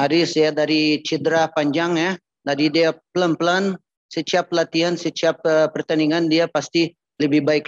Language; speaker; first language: Indonesian; non-native, learner; Portuguese